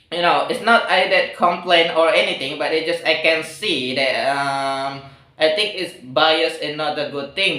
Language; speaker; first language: English; non-native, learner; Indonesian